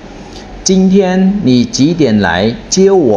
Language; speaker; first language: Chinese; non-native, learner; Khmer